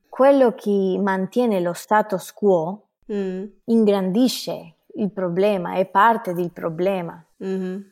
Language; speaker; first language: Italian; non-native, fluent; Spanish